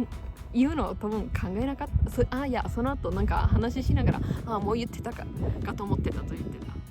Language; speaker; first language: Japanese; non-native, fluent; Italian